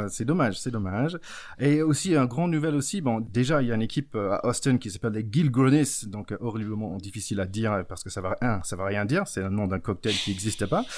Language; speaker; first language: French; non-native, fluent; English